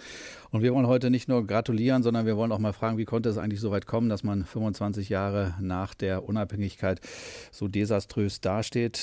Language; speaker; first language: German; native; German